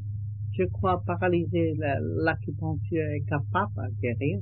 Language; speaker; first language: French; non-native, learner; Vietnamese